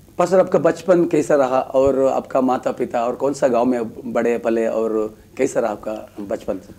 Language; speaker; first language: Hindi; non-native, local second language; Kannada